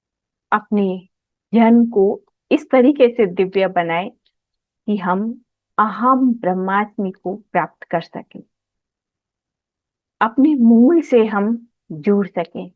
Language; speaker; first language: Hindi; native; Hindi